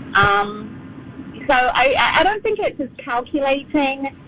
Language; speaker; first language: English; native; English